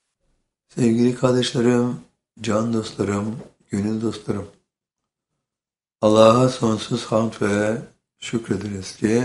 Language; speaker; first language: Turkish; native; Turkish